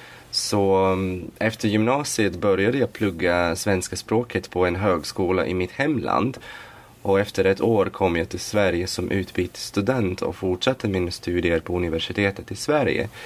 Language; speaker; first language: Swedish; non-native, fluent; Latvian